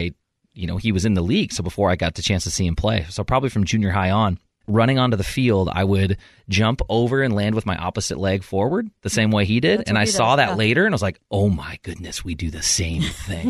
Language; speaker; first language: English; native; English